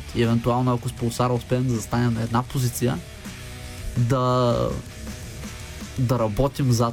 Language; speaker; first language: Bulgarian; native; Bulgarian